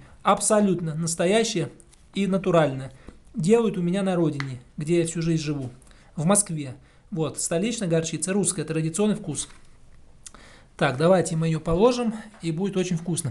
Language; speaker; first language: Russian; native; Russian